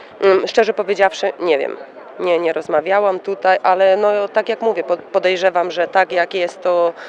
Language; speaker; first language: Polish; native; Polish